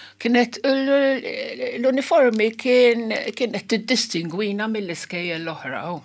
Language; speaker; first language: Maltese; non-native, local second language; Italian